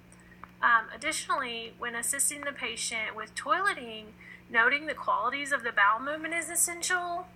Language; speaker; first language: English; native; English